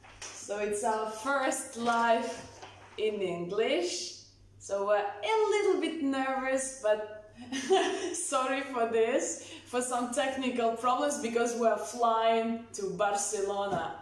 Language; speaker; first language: English; non-native, fluent; Russian